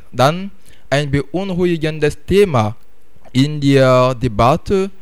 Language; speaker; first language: German; non-native, fluent; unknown